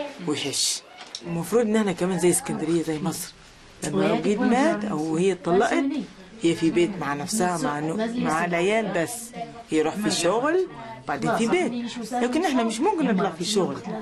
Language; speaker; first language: Arabic; non-native, local second language; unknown